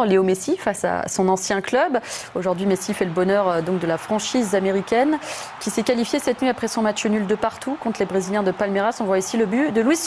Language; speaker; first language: French; native; French